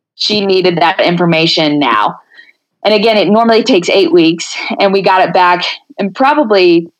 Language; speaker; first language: English; native; English